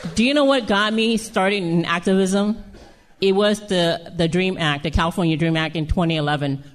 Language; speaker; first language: English; early bilingual, other home language; Lao